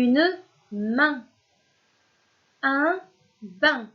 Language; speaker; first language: French; non-native, local second language; Arabic